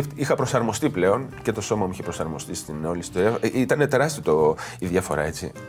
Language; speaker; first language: Greek; native; Greek